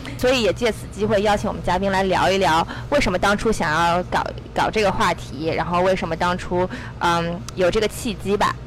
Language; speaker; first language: Chinese; native; Chinese